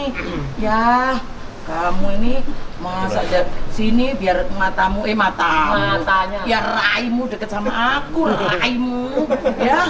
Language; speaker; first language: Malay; non-native, local second language; Javanese